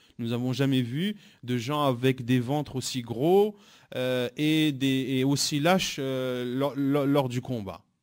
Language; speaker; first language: French; native; French